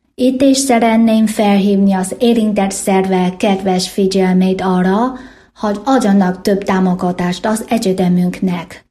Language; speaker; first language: Hungarian; non-native, fluent; Chinese